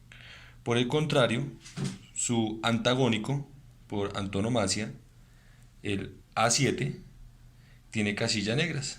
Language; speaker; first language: Spanish; native; Spanish